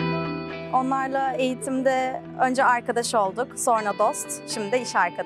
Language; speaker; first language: Turkish; native; Turkish